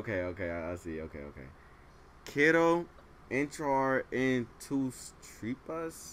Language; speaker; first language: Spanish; non-native, learner; English